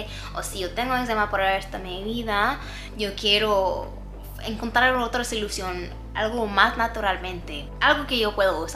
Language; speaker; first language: Spanish; non-native, fluent; English